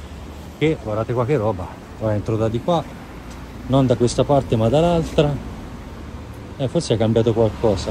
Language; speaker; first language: Italian; native; Italian